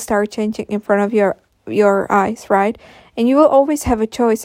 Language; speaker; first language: English; non-native, fluent; Czech